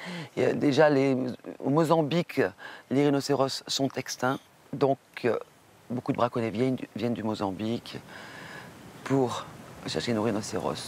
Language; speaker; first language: French; native; French